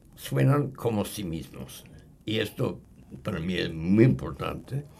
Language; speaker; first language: Spanish; non-native, fluent; English